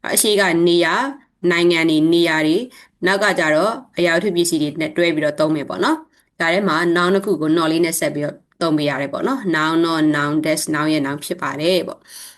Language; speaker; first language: Burmese; native; Burmese